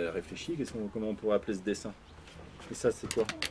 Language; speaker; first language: French; native; French